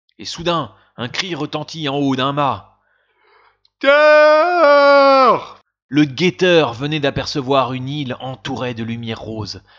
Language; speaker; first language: French; native; French